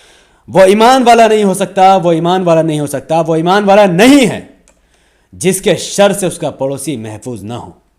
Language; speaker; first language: Hindi; native; Hindi